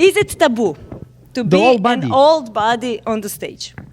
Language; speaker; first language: English; non-native, fluent; Croatian